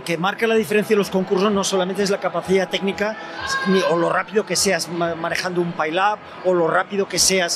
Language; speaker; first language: Spanish; native; Spanish